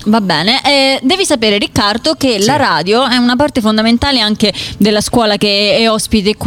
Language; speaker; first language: Italian; native; Italian